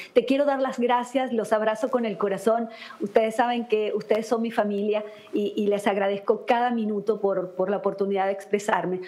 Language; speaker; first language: Spanish; native; Spanish